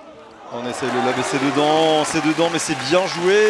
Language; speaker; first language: French; native; French